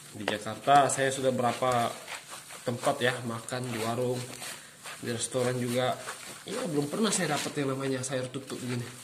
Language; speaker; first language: Indonesian; non-native, local second language; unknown